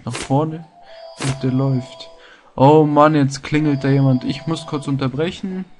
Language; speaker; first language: German; native; German